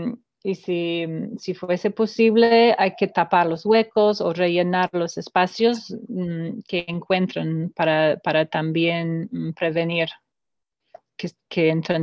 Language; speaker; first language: Spanish; non-native, fluent; English